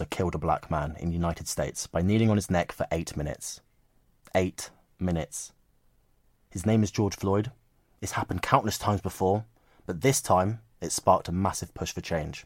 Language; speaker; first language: English; native; English